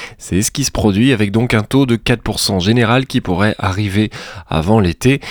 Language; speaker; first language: French; native; French